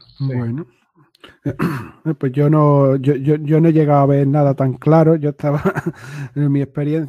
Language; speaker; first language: Spanish; native; Spanish